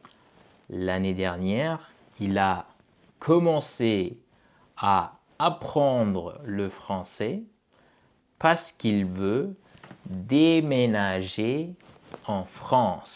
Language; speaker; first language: French; non-native, fluent; Tamil